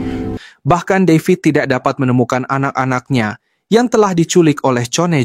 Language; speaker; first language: Indonesian; native; Indonesian